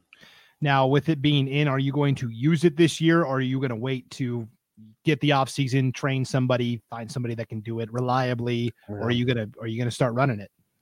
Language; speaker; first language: English; native; English